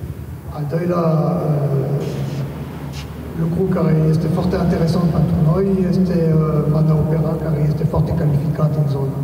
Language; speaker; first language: Romanian; non-native, learner; French